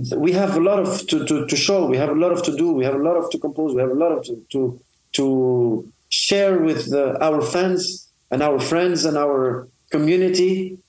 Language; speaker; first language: English; non-native, fluent; Arabic